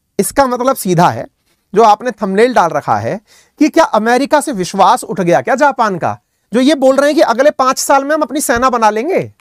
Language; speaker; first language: Hindi; native; Hindi